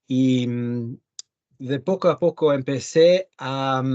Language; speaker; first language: Spanish; early bilingual, heritage; Spanish